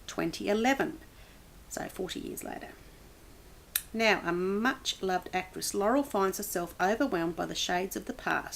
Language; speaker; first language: English; native; English